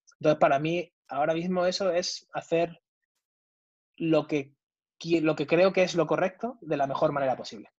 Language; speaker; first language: Spanish; native; Spanish